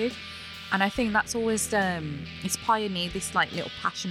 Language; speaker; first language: English; native; English